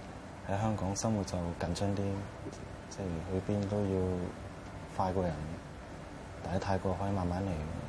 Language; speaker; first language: Cantonese; early bilingual, other home language; Thai